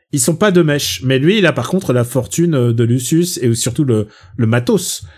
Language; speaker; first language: French; native; French